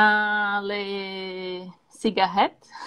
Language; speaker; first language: French; non-native, learner; Portuguese